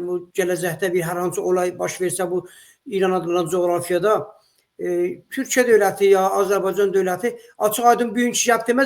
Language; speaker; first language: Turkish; non-native, learner; Azerbaijani